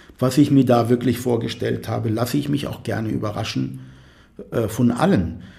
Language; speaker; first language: German; non-native, fluent; Arabic